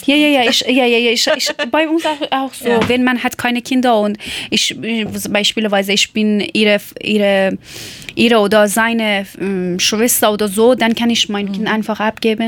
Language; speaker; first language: German; non-native, learner; Persian